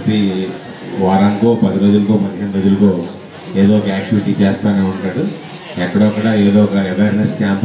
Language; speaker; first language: Telugu; native; Telugu